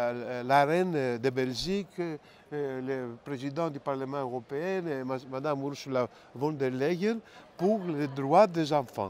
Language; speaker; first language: French; non-native, fluent; Greek